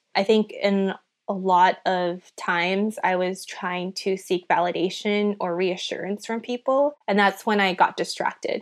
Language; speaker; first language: English; early bilingual, other home language; Chinese